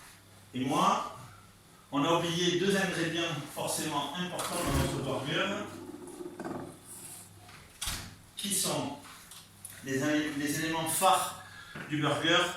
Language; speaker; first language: French; native; French